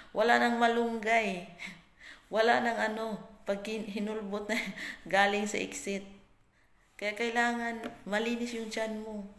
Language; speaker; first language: Filipino; non-native, local second language; Cebuano